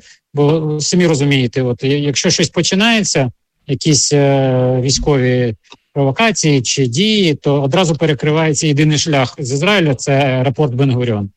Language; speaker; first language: Ukrainian; native; Ukrainian